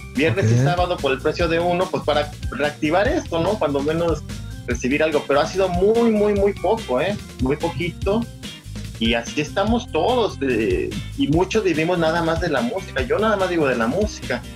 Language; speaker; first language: Spanish; native; Spanish